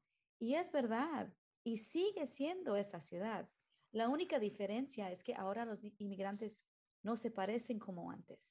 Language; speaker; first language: Spanish; early bilingual, heritage; Spanish